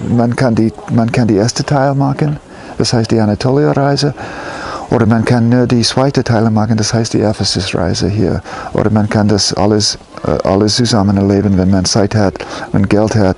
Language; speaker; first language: German; non-native, fluent; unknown